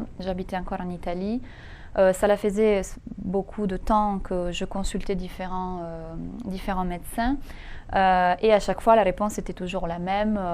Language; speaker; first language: French; non-native, fluent; Italian